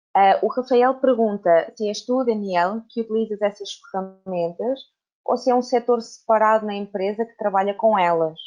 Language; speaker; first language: Portuguese; native; Portuguese